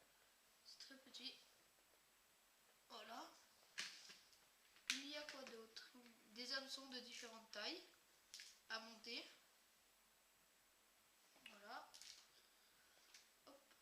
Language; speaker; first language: French; native; French